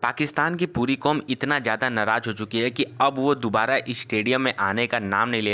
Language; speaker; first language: Hindi; native; Hindi